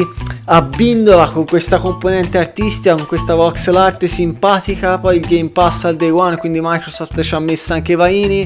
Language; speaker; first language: Italian; native; Italian